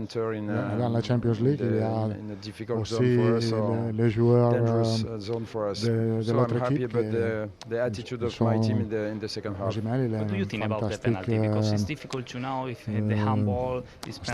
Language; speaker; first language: French; non-native, learner; Italian